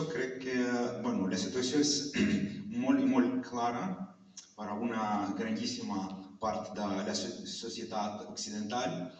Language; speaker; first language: Catalan; non-native, fluent; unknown